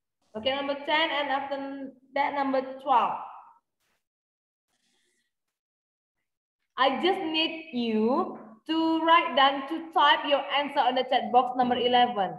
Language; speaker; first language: English; non-native, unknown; Indonesian